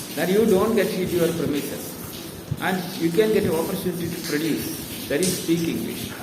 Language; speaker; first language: English; non-native, local second language; Malayalam